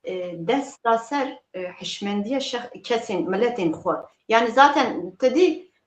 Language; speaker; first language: Kurdish; native; Kurdish